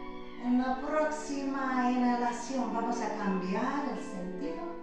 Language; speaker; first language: Spanish; non-native, fluent; English